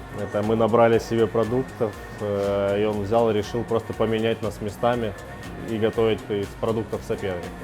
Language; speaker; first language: Russian; native; Russian